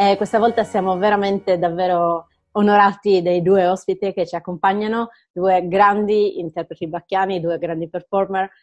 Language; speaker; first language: Italian; native; Italian